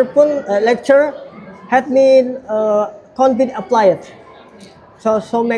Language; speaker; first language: English; non-native, learner; Indonesian